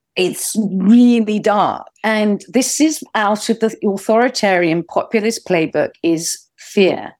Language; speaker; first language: English; native; English